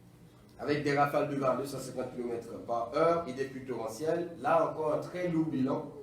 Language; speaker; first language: French; non-native, local second language; Haitian Creole